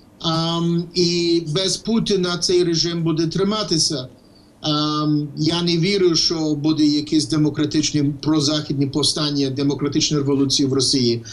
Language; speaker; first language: Ukrainian; early bilingual, heritage; English